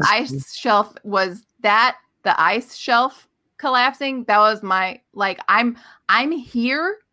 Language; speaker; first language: English; early bilingual, other home language; Persian